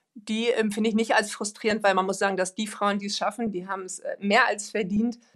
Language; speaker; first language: German; non-native, fluent; Swedish